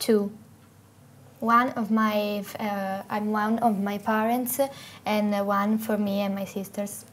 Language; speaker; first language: English; non-native, learner; Italian